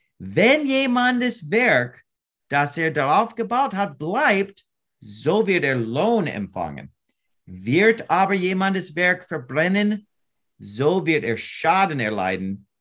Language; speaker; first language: German; non-native, learner; English